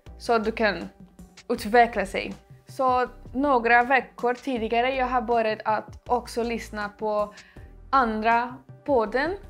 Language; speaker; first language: Swedish; non-native, learner; Portuguese